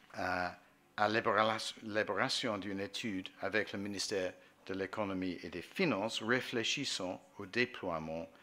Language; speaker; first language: French; non-native, fluent; English